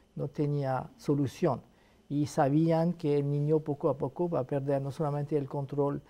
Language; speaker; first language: Spanish; non-native, fluent; Arabic